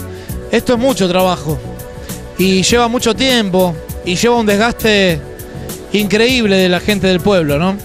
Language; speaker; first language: Spanish; native; Spanish